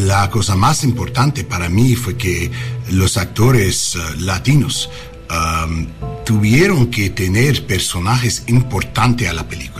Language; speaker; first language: Spanish; non-native, learner; English